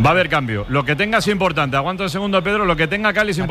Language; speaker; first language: Spanish; native; Spanish